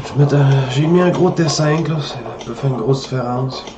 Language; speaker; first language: French; native; French